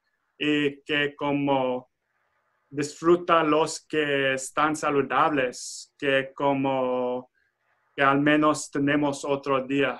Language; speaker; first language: Spanish; non-native, fluent; English